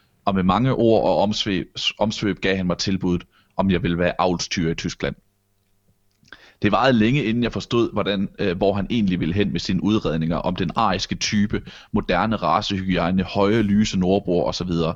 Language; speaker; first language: Danish; native; Danish